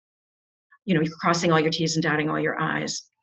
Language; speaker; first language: English; native; English